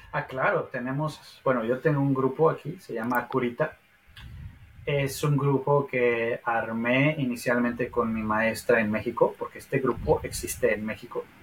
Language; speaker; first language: Spanish; native; Spanish